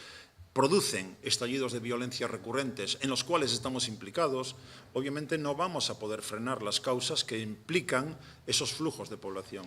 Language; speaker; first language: Spanish; native; Spanish